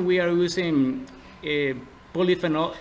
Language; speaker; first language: English; non-native, learner; Spanish